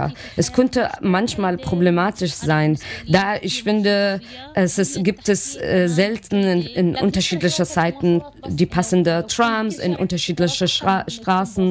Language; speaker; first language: German; non-native, learner; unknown